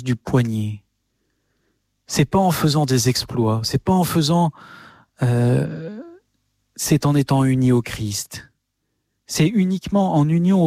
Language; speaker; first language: French; native; French